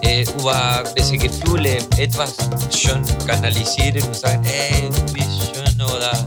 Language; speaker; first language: German; non-native, learner; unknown